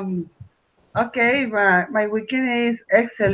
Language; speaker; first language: English; non-native, learner; Spanish